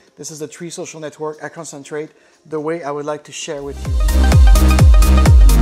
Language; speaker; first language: English; non-native, fluent; French